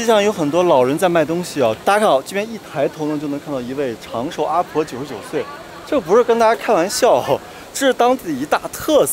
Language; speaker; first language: Chinese; native; Chinese